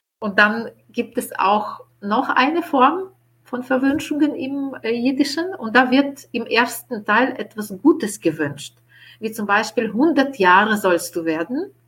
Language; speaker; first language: German; non-native, fluent; Ukrainian